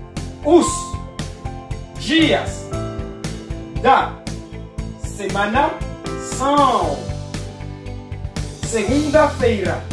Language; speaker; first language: Portuguese; non-native, fluent; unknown